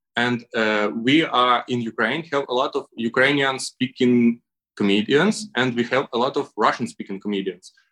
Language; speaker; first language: English; non-native, learner; Ukrainian